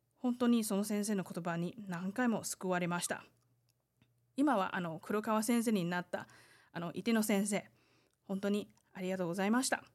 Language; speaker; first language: Japanese; non-native, fluent; Chinese